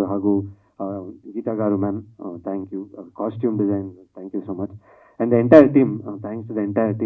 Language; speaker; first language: Telugu; non-native, learner; Kannada